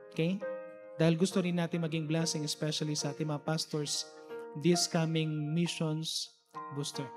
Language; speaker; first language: Filipino; native; Filipino